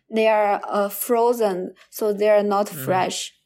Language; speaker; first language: English; non-native, learner; Chinese